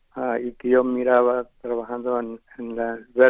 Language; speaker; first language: Spanish; early bilingual, heritage; Spanish